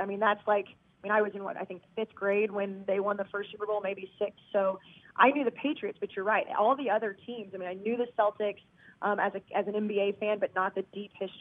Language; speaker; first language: English; native; English